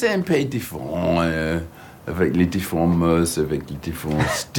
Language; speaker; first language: French; non-native, fluent; English